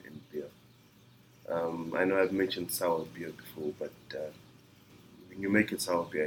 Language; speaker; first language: English; non-native, local second language; Shona